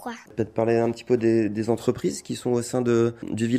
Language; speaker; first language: French; native; French